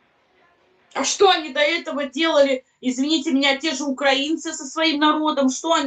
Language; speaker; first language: Russian; native; Russian